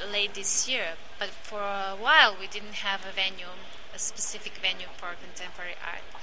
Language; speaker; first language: English; non-native, fluent; Croatian